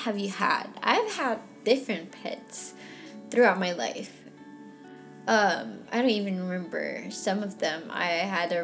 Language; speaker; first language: English; non-native, local second language; Filipino